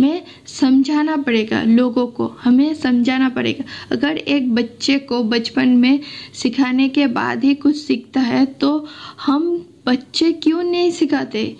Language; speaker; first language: Hindi; non-native, local second language; Assamese